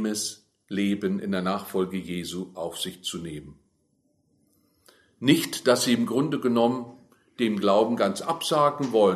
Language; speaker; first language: German; native; German